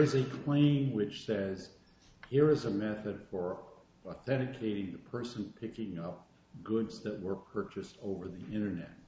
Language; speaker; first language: English; native; English